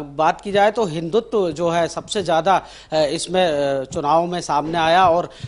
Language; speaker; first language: Hindi; native; Hindi